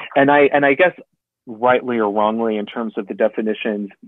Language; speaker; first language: English; native; English